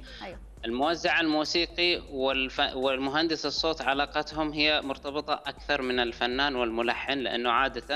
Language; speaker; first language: Arabic; native; Arabic